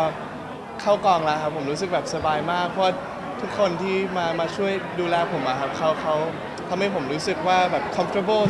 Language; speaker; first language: Thai; non-native, local second language; English